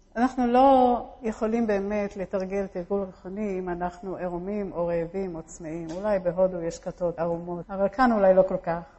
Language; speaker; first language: Hebrew; early bilingual, other home language; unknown